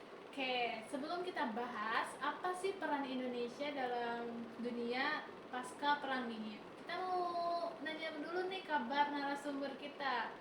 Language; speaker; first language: Indonesian; native; Indonesian